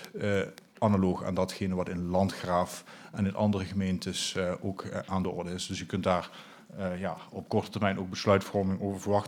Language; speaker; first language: Dutch; native; Dutch